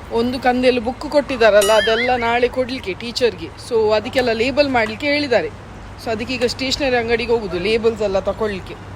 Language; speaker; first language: Kannada; non-native, local second language; Tulu